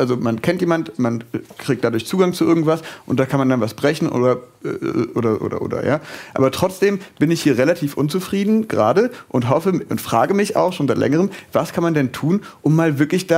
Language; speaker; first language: German; native; German